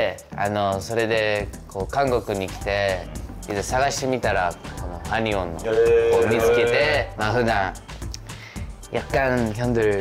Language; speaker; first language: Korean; non-native, learner; Japanese